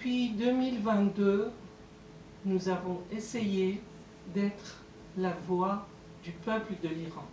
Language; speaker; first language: French; non-native, fluent; Persian